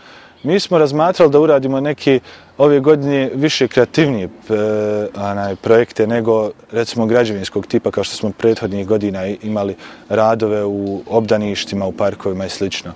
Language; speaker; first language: Croatian; native; Croatian